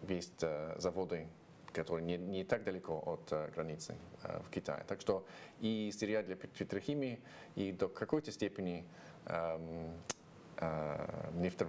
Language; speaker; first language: Russian; non-native, fluent; English